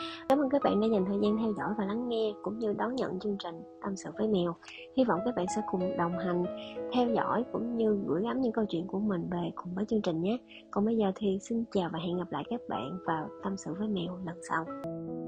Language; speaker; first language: Vietnamese; native; Vietnamese